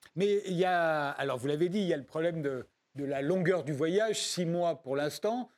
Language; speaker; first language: French; native; French